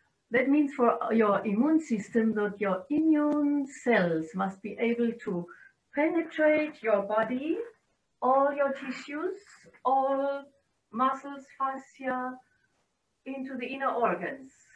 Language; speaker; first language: English; non-native, fluent; German